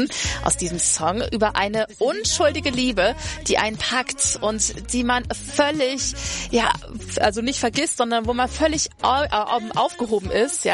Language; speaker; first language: German; native; German